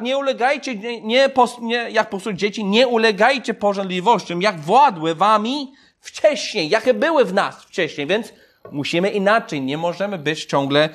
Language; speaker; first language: Polish; non-native, fluent; English